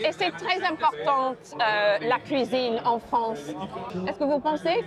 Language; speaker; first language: French; non-native, learner; English